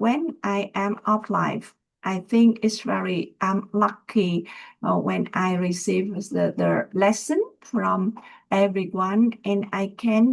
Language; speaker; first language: English; non-native, learner; Vietnamese